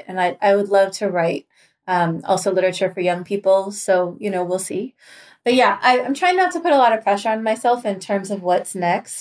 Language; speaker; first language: English; native; English